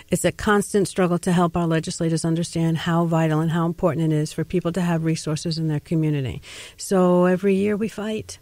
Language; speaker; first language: English; native; English